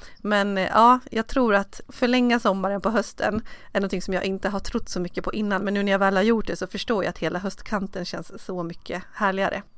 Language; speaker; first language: Swedish; native; Swedish